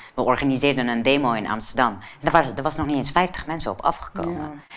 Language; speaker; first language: Dutch; non-native, fluent; Persian